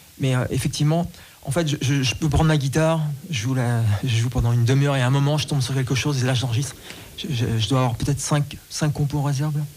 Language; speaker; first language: French; native; French